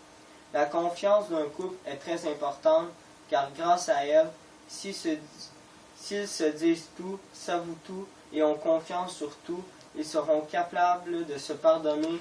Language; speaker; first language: French; native; French